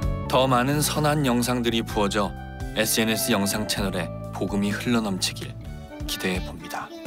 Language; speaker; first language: Korean; native; Korean